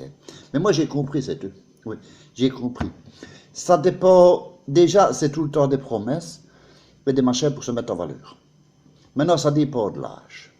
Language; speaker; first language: French; native; French